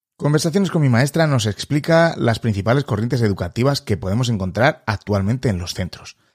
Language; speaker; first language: Spanish; native; Spanish